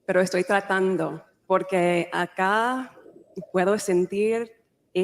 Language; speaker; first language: Spanish; non-native, fluent; English